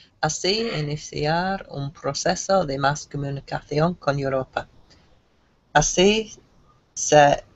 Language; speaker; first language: Spanish; non-native, learner; English